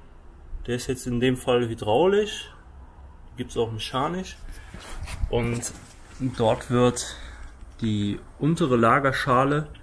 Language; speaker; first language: German; native; German